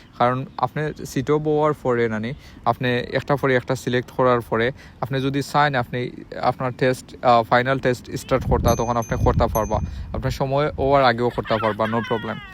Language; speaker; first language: Bangla; non-native, local second language; Sylheti